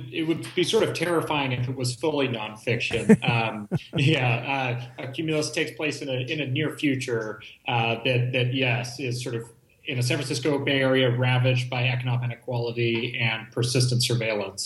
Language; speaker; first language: English; native; English